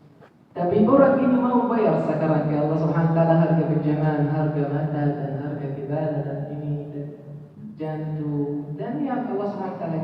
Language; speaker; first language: Indonesian; non-native, fluent; Arabic